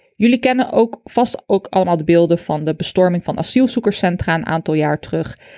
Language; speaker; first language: Dutch; early bilingual, other home language; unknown